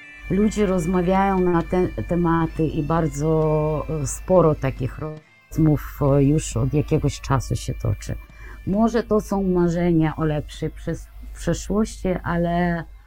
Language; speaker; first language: Polish; non-native, fluent; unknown